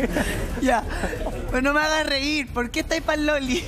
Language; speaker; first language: Spanish; native; Spanish